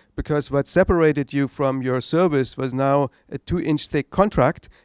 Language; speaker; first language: English; non-native, fluent; German